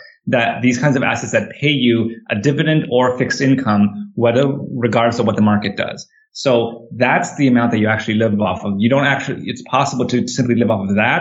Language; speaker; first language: English; native; English